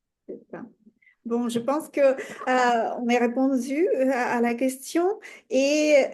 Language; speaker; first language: French; non-native, fluent; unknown